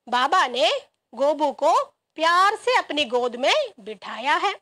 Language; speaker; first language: Hindi; non-native, local second language; Malayalam